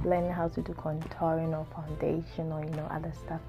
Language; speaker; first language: English; non-native, local second language; Akan